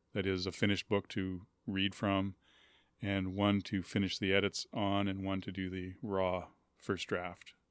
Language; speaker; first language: English; native; English